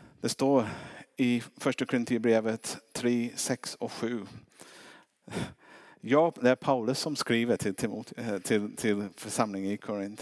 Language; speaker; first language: Swedish; non-native, fluent; English